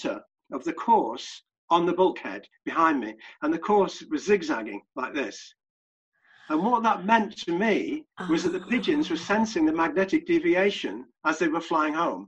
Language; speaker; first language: English; native; English